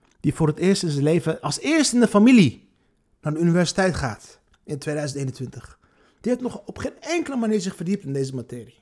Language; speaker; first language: Dutch; early bilingual, other home language; Turkish